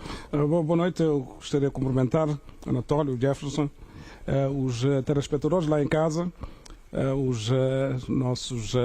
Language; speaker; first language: Portuguese; non-native, local second language; Kabuverdianu